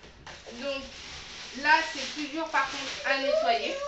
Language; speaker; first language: French; native; French